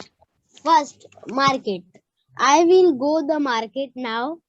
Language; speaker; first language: English; non-native, learner; Hindi